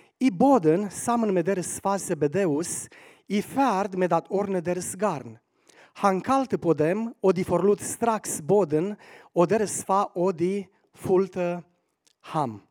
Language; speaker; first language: Swedish; non-native, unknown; Romanian